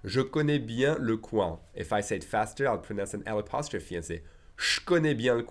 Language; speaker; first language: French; native; French